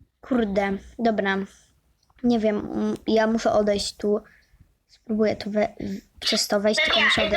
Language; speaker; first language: Polish; native; Polish